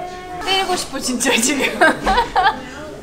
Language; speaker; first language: Korean; non-native, fluent; Turkish